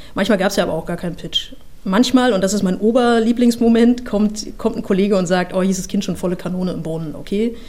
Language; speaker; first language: German; native; German